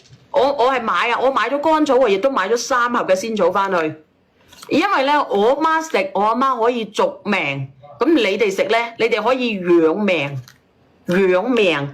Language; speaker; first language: Cantonese; native; Cantonese